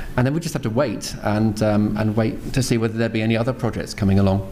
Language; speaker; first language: English; native; English